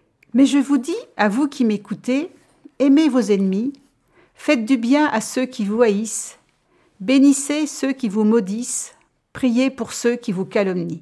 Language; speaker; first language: French; native; French